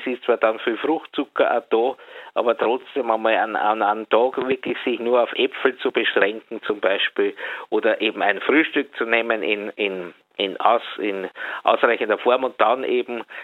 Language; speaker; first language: German; native; German